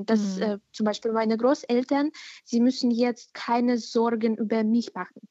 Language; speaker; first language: German; non-native, fluent; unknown